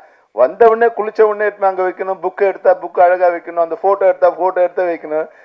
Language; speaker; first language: Tamil; native; Tamil